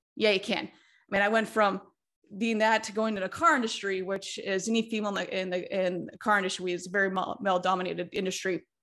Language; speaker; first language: English; native; English